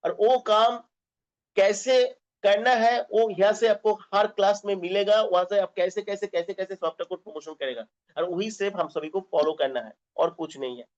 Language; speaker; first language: Hindi; non-native, local second language; Bangla